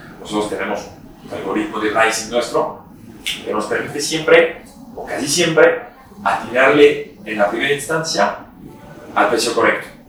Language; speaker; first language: Spanish; non-native, fluent; French